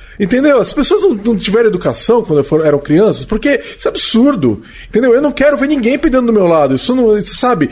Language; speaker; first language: Portuguese; native; Portuguese